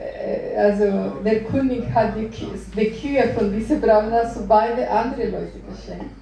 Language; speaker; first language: German; non-native, fluent; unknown